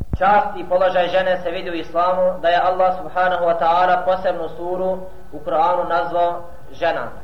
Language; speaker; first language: Bosnian; non-native, fluent; Arabic